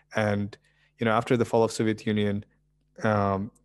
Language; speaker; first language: English; early bilingual, other home language; Russian